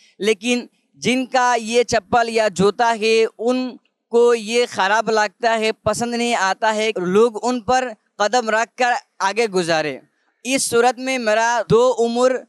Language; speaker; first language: Urdu; non-native, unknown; Bangla